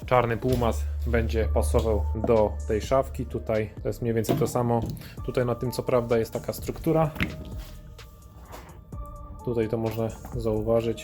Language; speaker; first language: Polish; native; Polish